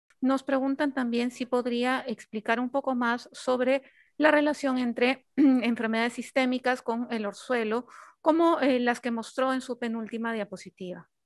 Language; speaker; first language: Spanish; native; Spanish